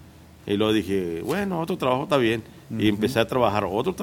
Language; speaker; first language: Spanish; native; Spanish